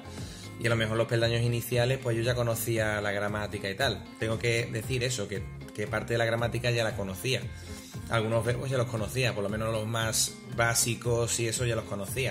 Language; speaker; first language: Spanish; native; Spanish